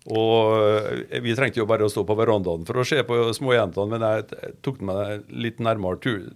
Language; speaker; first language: Norwegian; native; Norwegian